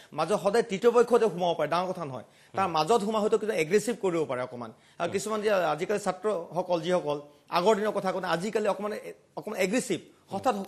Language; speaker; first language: Assamese; non-native, local second language; Karbi